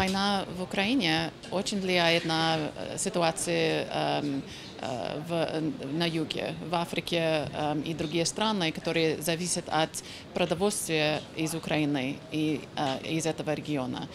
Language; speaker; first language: Russian; non-native, fluent; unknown